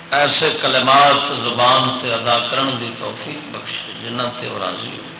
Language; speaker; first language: Urdu; non-native, local second language; Punjabi